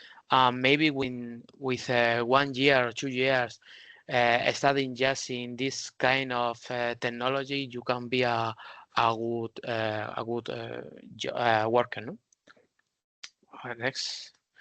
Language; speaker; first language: English; non-native, learner; Spanish